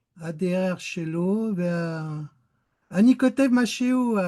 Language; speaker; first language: Hebrew; non-native, learner; French